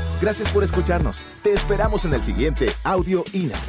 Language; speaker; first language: Spanish; non-native, learner; English